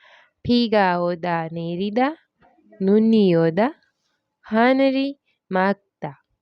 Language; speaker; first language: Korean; non-native, fluent; Hindi